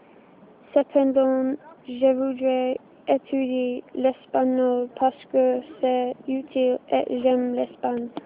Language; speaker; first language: French; non-native, learner; English